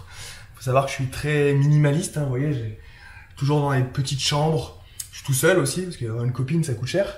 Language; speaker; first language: French; native; French